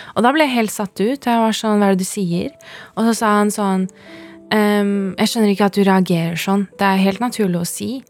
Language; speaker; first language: Norwegian; early bilingual, other home language; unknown